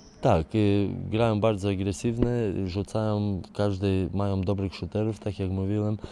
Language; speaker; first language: Polish; non-native, fluent; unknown